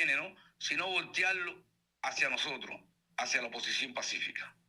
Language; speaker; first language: Spanish; native; Spanish